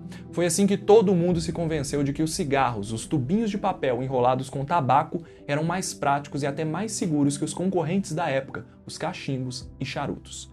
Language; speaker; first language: Portuguese; native; Portuguese